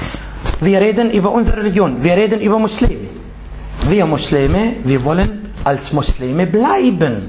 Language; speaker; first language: German; non-native, fluent; Arabic